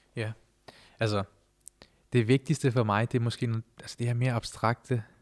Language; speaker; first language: Danish; early bilingual, other home language; Punjabi